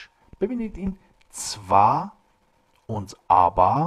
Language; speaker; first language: German; non-native, fluent; Persian